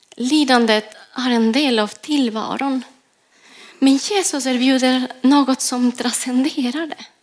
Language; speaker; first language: Swedish; non-native, fluent; Spanish